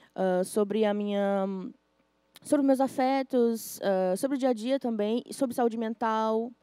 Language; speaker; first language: Portuguese; native; Portuguese